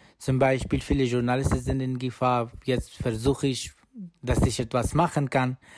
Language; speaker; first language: German; non-native, learner; Persian